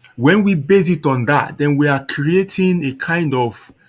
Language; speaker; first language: English; non-native, local second language; Yoruba